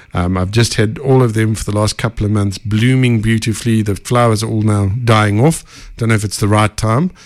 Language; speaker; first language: English; native; English